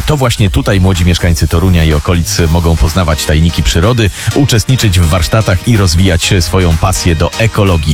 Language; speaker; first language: Polish; native; Polish